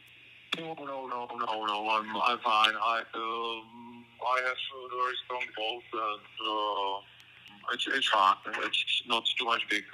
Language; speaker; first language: English; non-native, learner; Czech